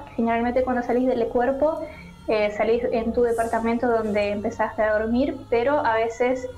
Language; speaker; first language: Spanish; non-native, learner; Russian